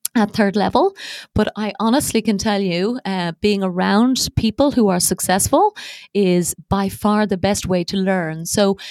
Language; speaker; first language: English; native; English